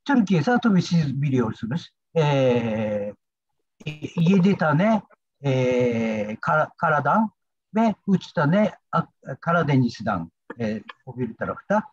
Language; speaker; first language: Turkish; non-native, learner; Japanese